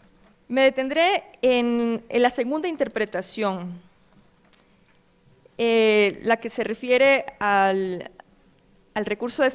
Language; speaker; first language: Spanish; native; Spanish